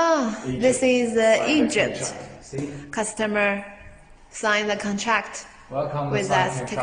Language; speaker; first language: English; non-native, learner; Chinese